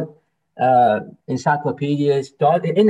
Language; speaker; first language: English; native; English